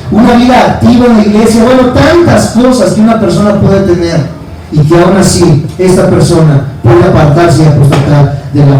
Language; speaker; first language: Spanish; native; Spanish